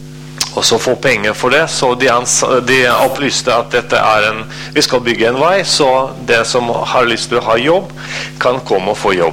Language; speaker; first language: Norwegian; non-native, fluent; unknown